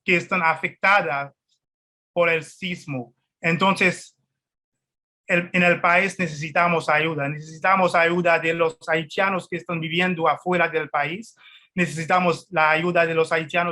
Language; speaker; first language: Spanish; non-native, fluent; Haitian Creole